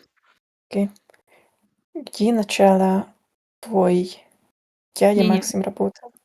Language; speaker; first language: Russian; non-native, learner; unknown